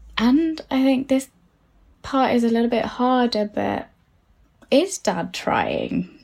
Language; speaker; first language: English; early bilingual, other home language; Tamil